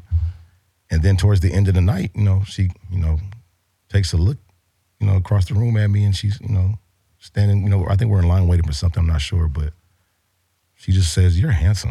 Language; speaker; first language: English; native; English